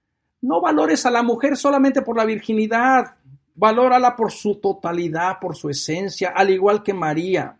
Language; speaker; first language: Spanish; native; Spanish